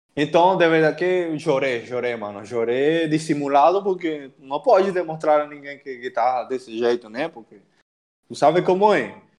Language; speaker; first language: Portuguese; non-native, fluent; Spanish